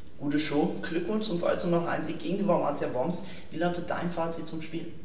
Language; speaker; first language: German; native; German